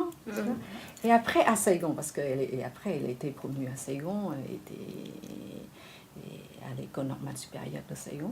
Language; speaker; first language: French; non-native, fluent; Vietnamese